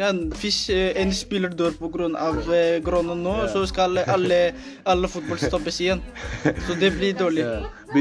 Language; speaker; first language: Norwegian; non-native, learner; Spanish